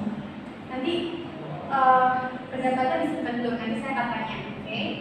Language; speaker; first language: Indonesian; native; Indonesian